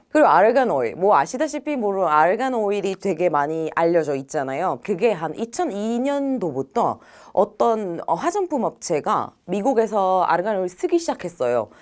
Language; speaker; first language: Korean; non-native, fluent; Arabic